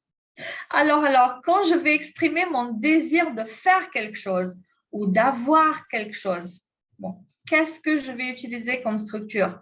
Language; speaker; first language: French; non-native, fluent; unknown